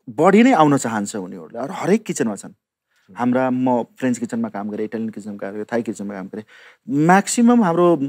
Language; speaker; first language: Nepali; non-native, local second language; Maithili